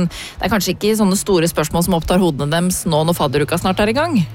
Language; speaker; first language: Norwegian; native; Norwegian